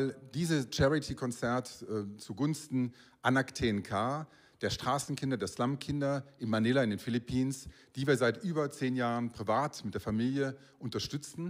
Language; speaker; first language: German; native; German